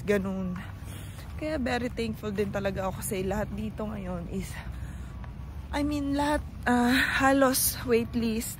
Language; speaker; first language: Filipino; native; Filipino